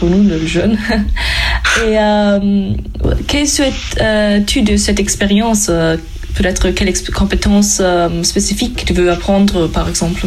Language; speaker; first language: French; non-native, fluent; German